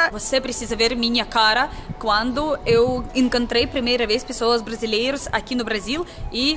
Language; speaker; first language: Portuguese; non-native, learner; Russian